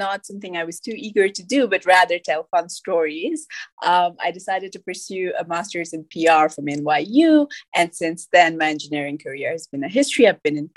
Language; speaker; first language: English; non-native, local second language; Nepali